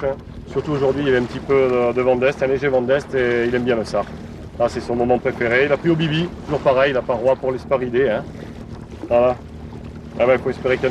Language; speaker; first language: French; native; French